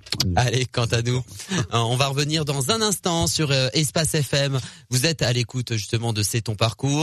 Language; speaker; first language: French; native; French